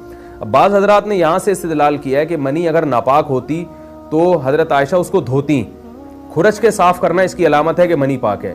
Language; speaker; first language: Urdu; native; Urdu